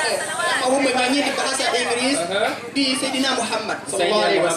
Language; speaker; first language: Indonesian; non-native, learner; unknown